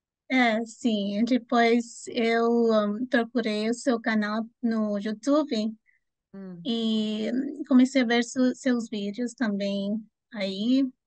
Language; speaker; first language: Portuguese; non-native, fluent; Spanish